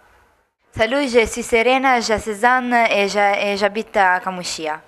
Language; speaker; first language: French; non-native, learner; Italian